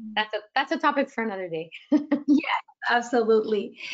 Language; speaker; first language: English; early bilingual, other home language; Spanish